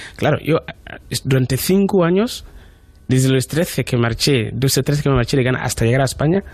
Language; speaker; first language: Spanish; non-native, fluent; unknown